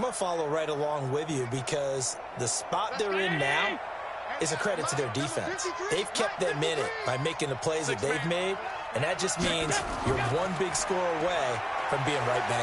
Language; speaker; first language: English; native; English